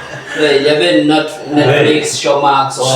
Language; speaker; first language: French; non-native, learner; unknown